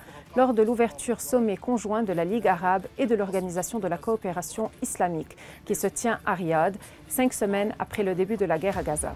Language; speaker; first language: French; non-native, local second language; Arabic